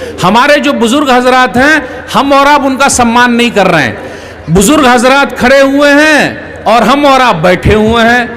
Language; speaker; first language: Hindi; native; Hindi